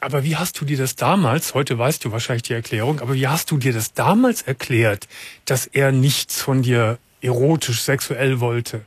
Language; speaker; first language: German; native; German